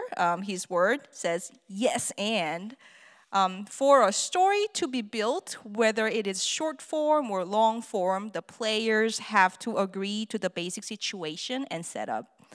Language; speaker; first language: English; non-native, fluent; Korean